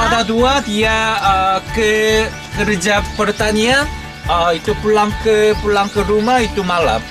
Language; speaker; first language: Indonesian; non-native, learner; Korean